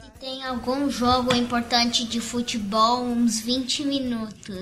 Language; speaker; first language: Portuguese; early bilingual, heritage; Portuguese